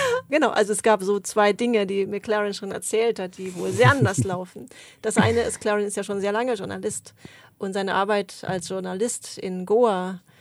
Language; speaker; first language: German; native; German